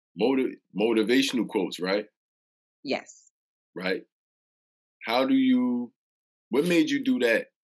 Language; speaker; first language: English; native; English